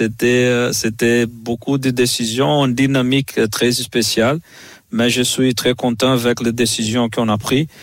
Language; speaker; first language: French; non-native, fluent; Portuguese